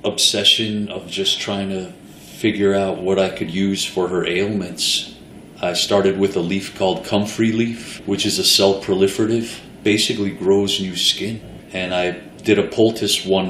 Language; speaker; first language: English; native; English